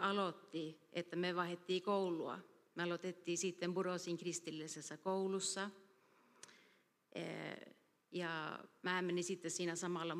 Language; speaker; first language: Finnish; early bilingual, heritage; Finnish